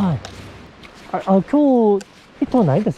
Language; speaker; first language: Japanese; non-native, learner; Korean